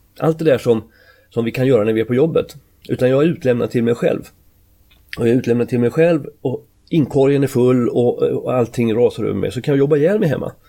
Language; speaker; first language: Swedish; native; Swedish